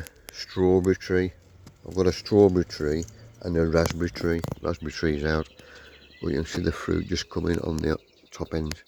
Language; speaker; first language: English; native; English